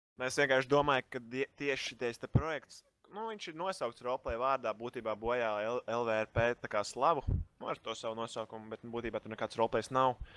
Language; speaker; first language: Latvian; native; Latvian